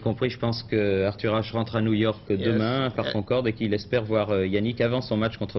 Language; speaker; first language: French; native; French